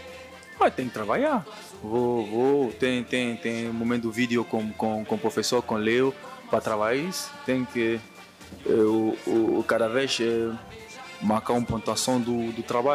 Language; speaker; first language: Portuguese; non-native, learner; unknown